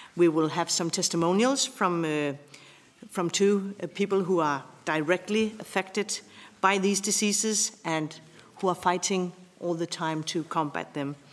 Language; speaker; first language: English; non-native, fluent; Danish